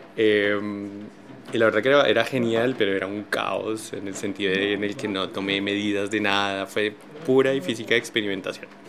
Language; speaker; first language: Spanish; native; Spanish